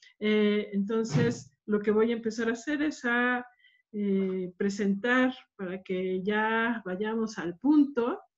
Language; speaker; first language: Spanish; native; Spanish